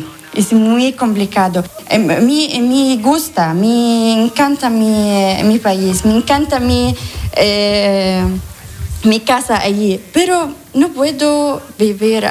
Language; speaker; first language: Spanish; non-native, learner; Arabic